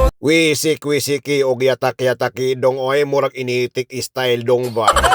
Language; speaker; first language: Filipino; non-native, local second language; Cebuano